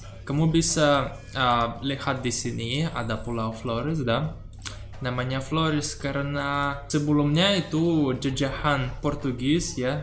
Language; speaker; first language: Indonesian; non-native, learner; Russian